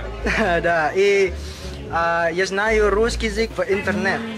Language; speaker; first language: Russian; non-native, learner; Indonesian